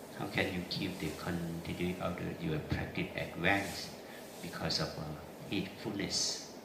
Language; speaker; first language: English; non-native, learner; Thai